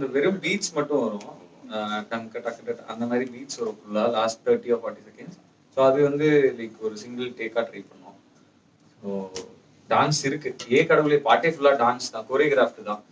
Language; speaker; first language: Tamil; native; Tamil